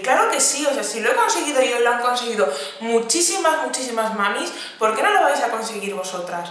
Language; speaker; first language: Spanish; native; Spanish